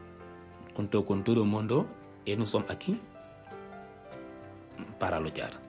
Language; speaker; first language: Spanish; non-native, learner; Wolof